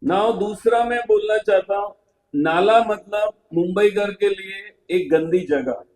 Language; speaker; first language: Hindi; non-native, local second language; Marathi